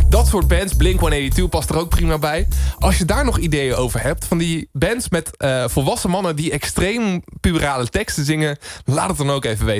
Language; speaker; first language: Dutch; native; Dutch